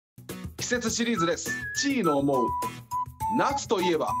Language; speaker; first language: Japanese; native; Japanese